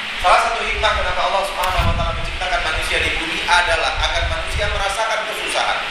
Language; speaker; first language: Indonesian; non-native, local second language; Minangkabau